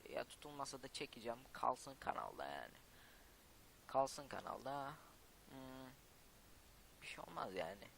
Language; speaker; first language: Turkish; native; Turkish